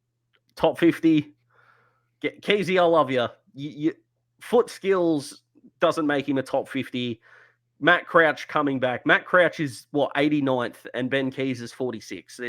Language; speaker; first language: English; native; English